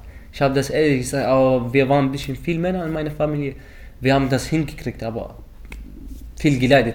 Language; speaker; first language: German; early bilingual, other home language; Arabic